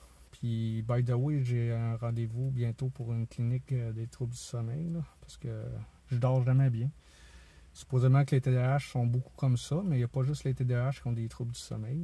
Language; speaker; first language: French; native; French